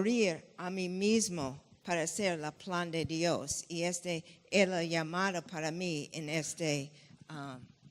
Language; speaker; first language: Spanish; non-native, fluent; English